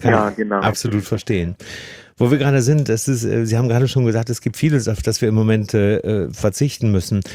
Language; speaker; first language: German; native; German